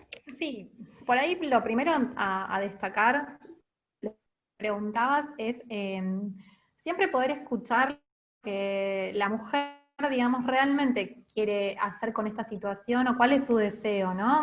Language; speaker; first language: Spanish; native; Spanish